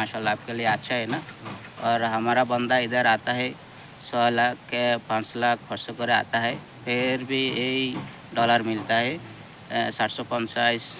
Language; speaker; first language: Hindi; non-native, learner; Bangla